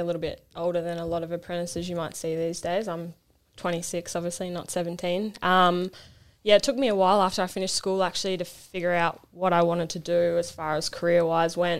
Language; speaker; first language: English; native; English